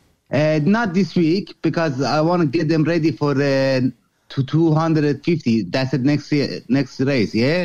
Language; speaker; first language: English; non-native, fluent; Persian